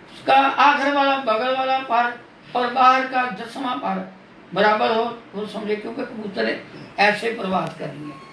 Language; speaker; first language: Hindi; non-native, local second language; Punjabi